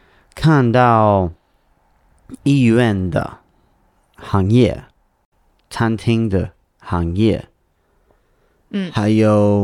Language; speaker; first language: Chinese; non-native, learner; English